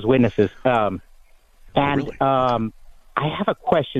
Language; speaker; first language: English; non-native, fluent; Spanish